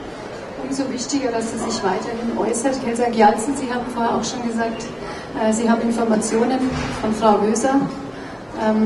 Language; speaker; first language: German; native; German